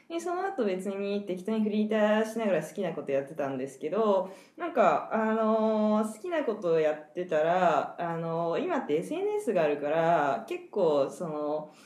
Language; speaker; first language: Japanese; native; Japanese